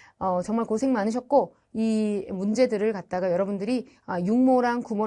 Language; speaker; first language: Korean; native; Korean